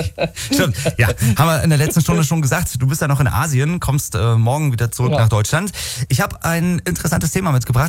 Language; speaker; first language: German; native; German